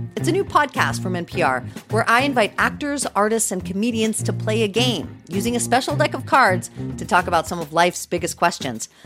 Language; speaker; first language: English; early bilingual, other home language; Spanish